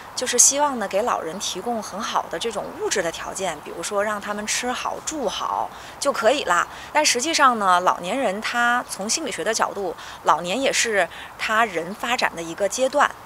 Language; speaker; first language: Chinese; native; Chinese